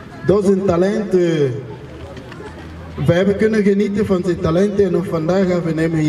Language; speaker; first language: Dutch; non-native, fluent; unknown